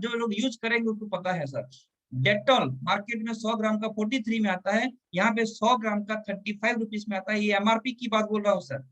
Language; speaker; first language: Hindi; non-native, local second language; Telugu